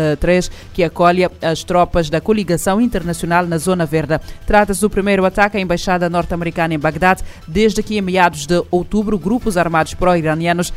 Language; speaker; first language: Portuguese; non-native, local second language; Kabuverdianu